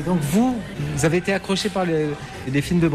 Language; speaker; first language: French; native; French